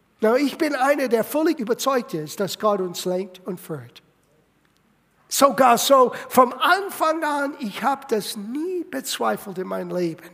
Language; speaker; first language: German; non-native, fluent; English